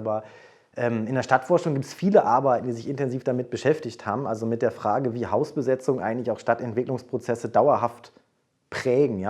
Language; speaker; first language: German; native; German